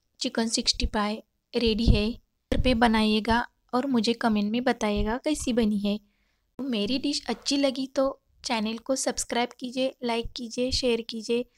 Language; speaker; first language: Hindi; non-native, local second language; Marathi